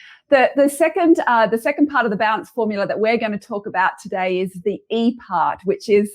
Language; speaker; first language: English; native; English